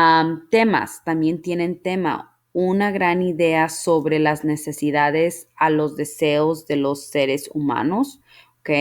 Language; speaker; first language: Spanish; early bilingual, heritage; Spanish